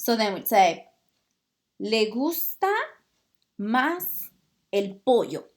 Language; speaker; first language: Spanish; early bilingual, heritage; Spanish